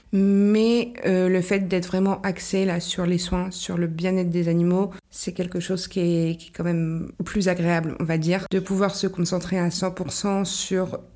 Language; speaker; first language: French; native; French